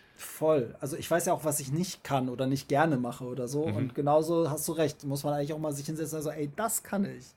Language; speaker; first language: German; native; German